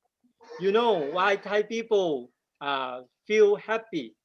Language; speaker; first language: English; non-native, learner; Thai